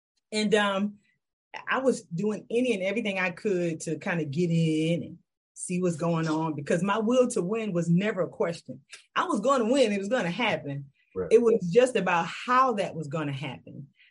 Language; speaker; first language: English; native; English